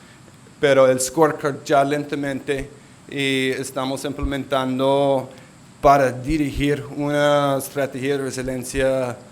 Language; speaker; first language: Spanish; non-native, local second language; English